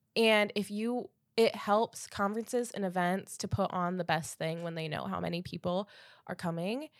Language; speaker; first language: English; native; English